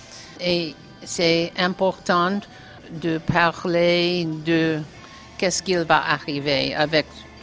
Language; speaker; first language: French; non-native, learner; English